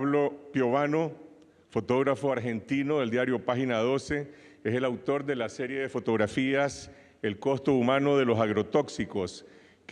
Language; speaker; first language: Spanish; native; Spanish